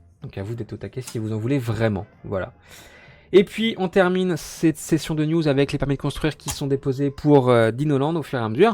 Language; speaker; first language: French; native; French